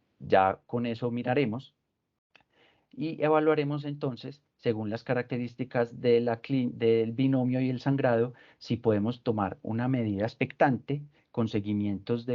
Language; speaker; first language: Spanish; native; Spanish